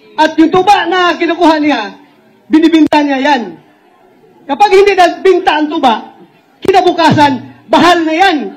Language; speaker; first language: Filipino; non-native, local second language; Cebuano